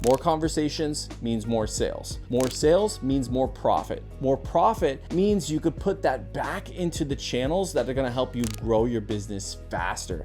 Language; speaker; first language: English; native; English